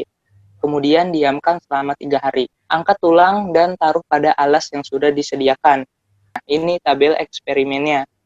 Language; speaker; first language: Indonesian; native; Indonesian